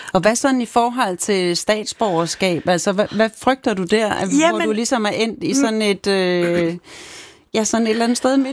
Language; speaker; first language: Danish; native; Danish